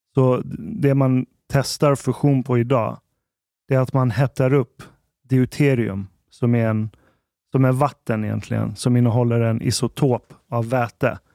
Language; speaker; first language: Swedish; early bilingual, other home language; Arabic